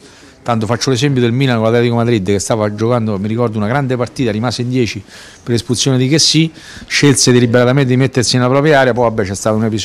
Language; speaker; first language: Italian; native; Italian